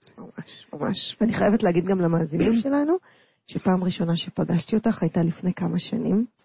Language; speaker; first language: Hebrew; native; Hebrew